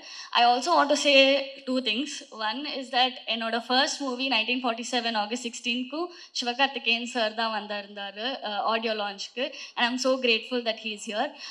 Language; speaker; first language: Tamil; non-native, fluent; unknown